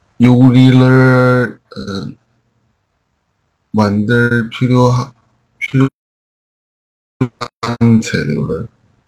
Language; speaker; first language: Korean; non-native, learner; Chinese